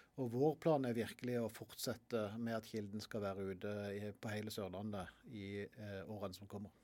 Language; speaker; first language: Norwegian; native; Norwegian